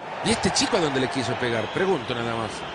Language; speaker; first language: Spanish; native; Spanish